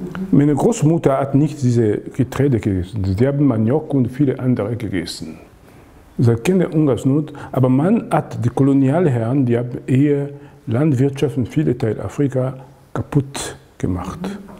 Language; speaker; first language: German; non-native, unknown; Lingala